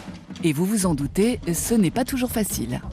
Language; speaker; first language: French; native; French